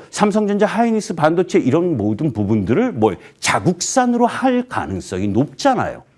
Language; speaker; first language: Korean; native; Korean